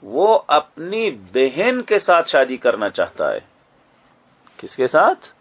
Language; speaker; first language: Urdu; native; Urdu